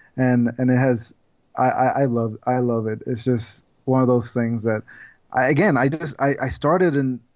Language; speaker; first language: English; non-native, fluent; Spanish